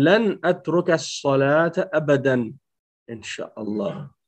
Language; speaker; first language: Arabic; non-native, fluent; French